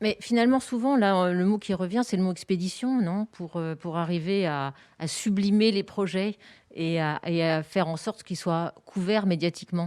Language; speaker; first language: French; native; French